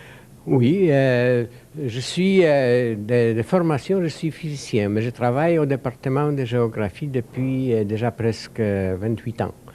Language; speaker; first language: French; non-native, fluent; Polish